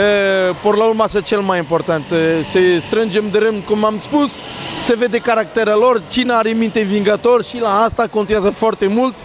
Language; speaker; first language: Romanian; non-native, fluent; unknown